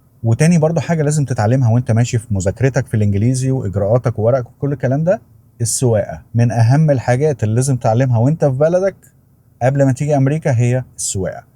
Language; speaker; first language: Arabic; native; Arabic